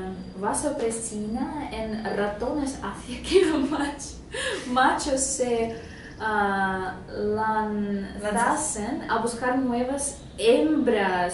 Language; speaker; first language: Spanish; non-native, fluent; Russian